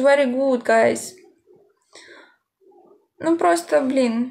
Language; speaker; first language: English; non-native, learner; Ukrainian